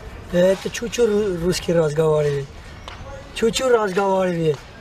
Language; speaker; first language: Russian; non-native, learner; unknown